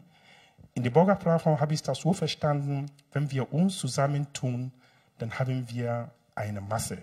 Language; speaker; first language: German; non-native, fluent; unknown